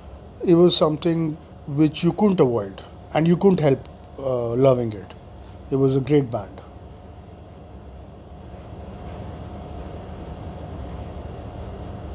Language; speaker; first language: English; non-native, local second language; Hindi